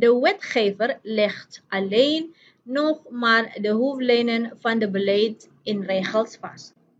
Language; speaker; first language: Dutch; non-native, fluent; Indonesian